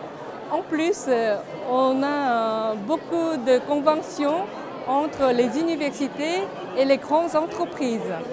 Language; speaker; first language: French; non-native, fluent; Korean